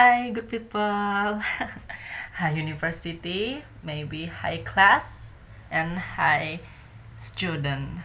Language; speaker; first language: English; non-native, learner; Indonesian